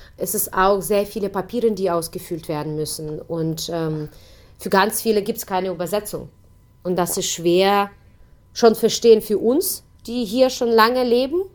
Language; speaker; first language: German; non-native, fluent; Ukrainian